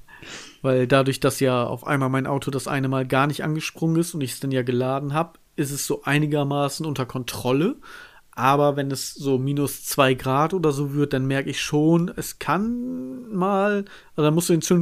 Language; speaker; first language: German; native; German